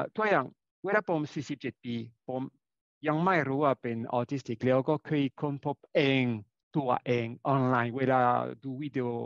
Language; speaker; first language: Thai; non-native, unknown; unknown